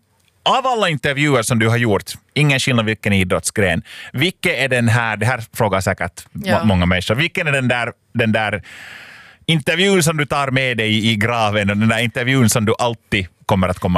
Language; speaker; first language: Swedish; native; Swedish